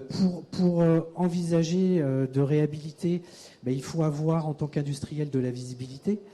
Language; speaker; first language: French; native; French